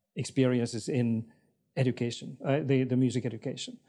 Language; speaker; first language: English; non-native, fluent; Finnish